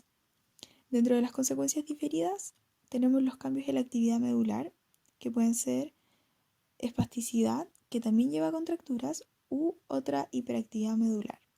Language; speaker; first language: Spanish; native; Spanish